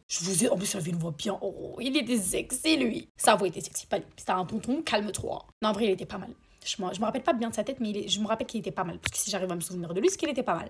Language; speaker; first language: French; native; French